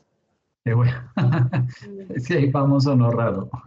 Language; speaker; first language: Spanish; native; Spanish